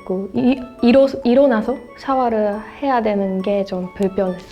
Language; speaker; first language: Korean; non-native, learner; Japanese